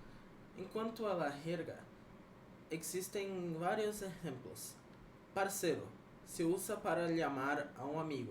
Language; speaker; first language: Spanish; non-native, learner; Portuguese